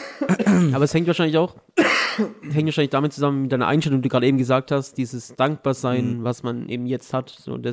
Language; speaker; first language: German; native; German